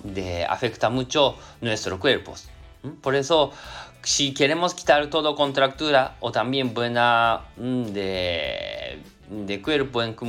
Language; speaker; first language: Spanish; non-native, learner; Japanese